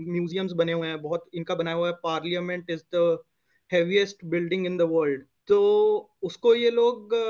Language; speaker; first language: Hindi; native; Hindi